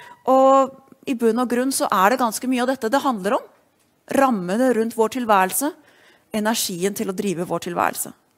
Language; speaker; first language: Norwegian; native; Norwegian